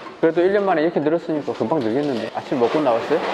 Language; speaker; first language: Korean; native; Korean